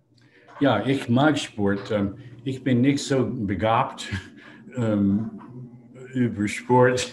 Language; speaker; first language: German; non-native, learner; English